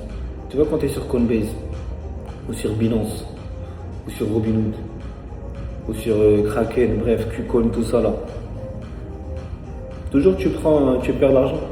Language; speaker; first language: French; non-native, local second language; Arabic